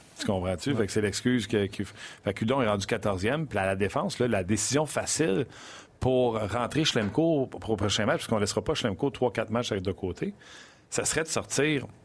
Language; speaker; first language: French; native; French